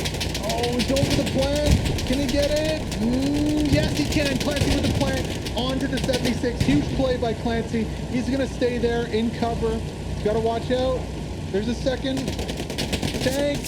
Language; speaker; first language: English; native; English